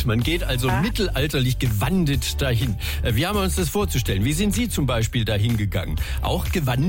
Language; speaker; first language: German; native; German